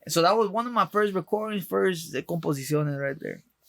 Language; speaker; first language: English; early bilingual, other home language; Spanish